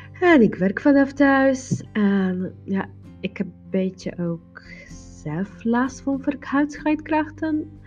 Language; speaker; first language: Dutch; non-native, learner; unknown